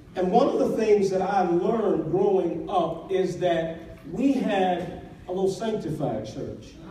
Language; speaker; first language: English; native; English